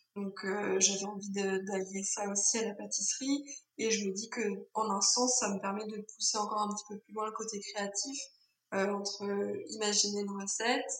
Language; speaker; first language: French; native; French